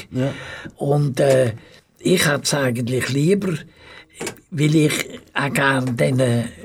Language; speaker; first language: German; native; German